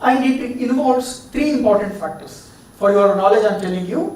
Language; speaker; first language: English; non-native, local second language; Kannada